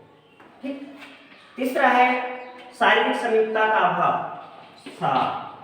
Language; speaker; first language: Hindi; native; Hindi